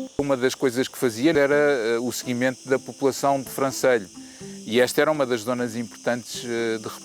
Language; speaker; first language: Portuguese; native; Portuguese